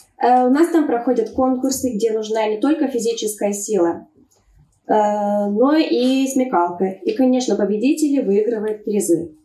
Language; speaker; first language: Russian; early bilingual, heritage; Russian